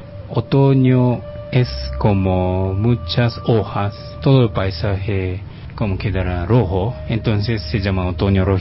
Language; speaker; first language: Spanish; non-native, fluent; Japanese